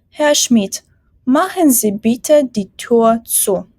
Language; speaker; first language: German; non-native, fluent; Ukrainian